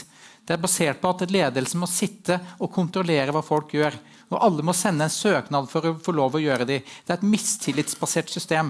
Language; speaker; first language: Norwegian; native; Norwegian